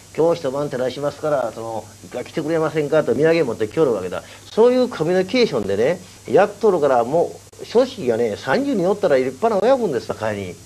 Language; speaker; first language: Japanese; early bilingual, other home language; Korean